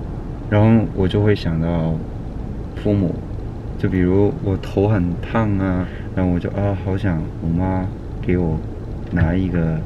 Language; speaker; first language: Chinese; non-native, local second language; Cantonese